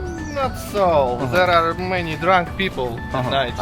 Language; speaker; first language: English; non-native, learner; Russian